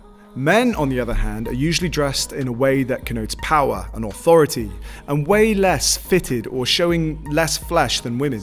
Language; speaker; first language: English; native; English